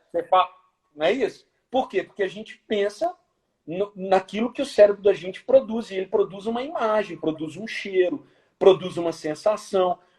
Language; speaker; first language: Portuguese; native; Portuguese